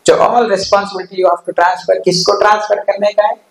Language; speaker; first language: Hindi; non-native, local second language; Telugu